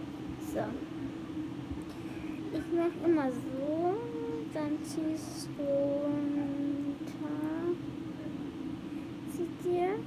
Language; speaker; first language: German; early bilingual, heritage; German